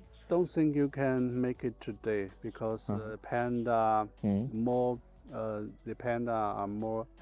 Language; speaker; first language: English; non-native, learner; Chinese